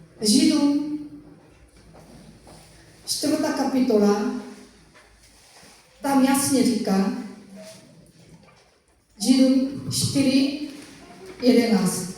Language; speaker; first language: Czech; non-native, fluent; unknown